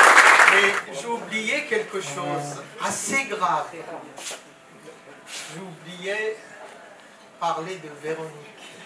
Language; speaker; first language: French; non-native, fluent; Persian